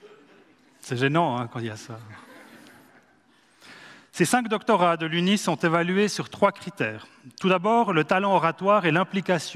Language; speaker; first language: French; native; French